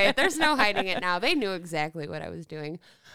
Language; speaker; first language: English; native; English